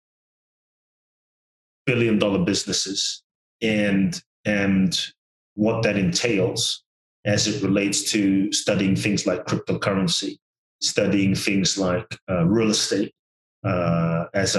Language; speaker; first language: English; native; English